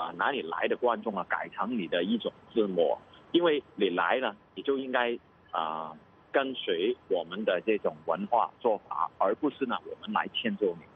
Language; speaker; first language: Chinese; non-native, local second language; Cantonese